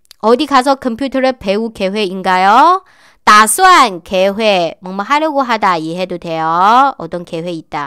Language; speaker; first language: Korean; non-native, fluent; Chinese